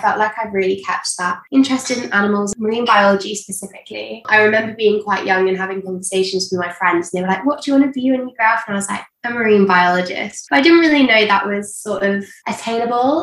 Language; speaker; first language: English; native; English